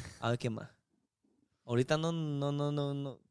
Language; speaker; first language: Spanish; non-native, learner; Chinese